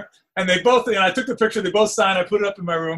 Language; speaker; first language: English; early bilingual, other home language; Spanish